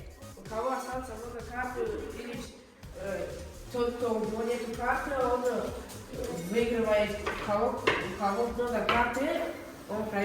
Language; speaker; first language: Russian; non-native, local second language; Tajik